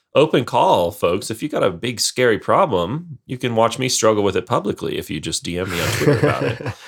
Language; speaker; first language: English; native; English